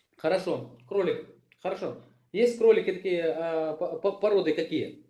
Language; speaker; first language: Russian; native; Russian